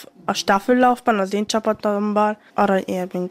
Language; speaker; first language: Hungarian; early bilingual, heritage; Hungarian